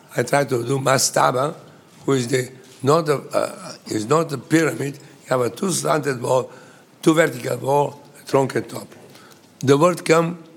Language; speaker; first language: English; non-native, fluent; Bulgarian